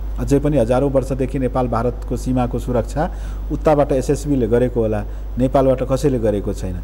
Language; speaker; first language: Nepali; non-native, local second language; Maithili